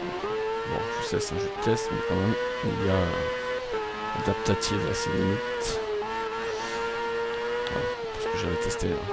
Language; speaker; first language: French; native; French